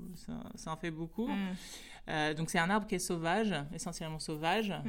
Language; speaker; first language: French; non-native, fluent; Portuguese